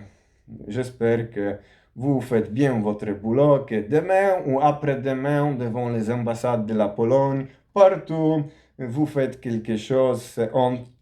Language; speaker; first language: French; non-native, learner; Polish